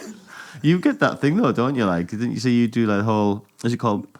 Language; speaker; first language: English; native; English